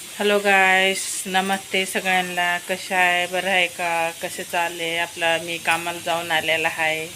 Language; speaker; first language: Marathi; non-native, local second language; Kannada